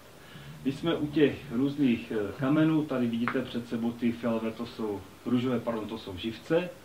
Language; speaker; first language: Czech; native; Czech